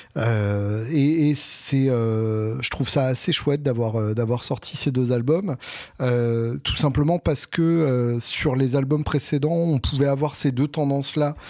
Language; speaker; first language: French; native; French